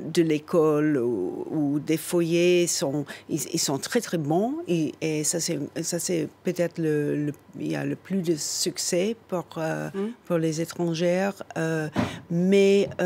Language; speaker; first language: French; non-native, fluent; English